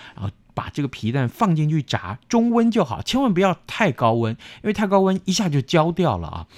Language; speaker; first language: Chinese; native; Chinese